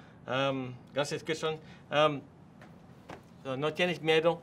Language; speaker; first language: Spanish; non-native, learner; English